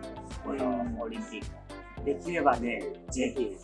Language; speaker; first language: Japanese; non-native, fluent; Indonesian